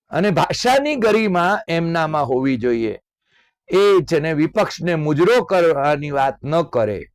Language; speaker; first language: Gujarati; native; Gujarati